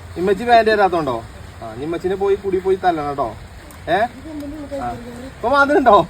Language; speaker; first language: Malayalam; native; Malayalam